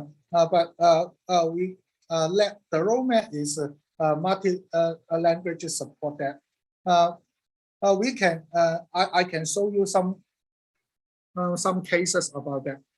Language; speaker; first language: English; non-native, learner; Cantonese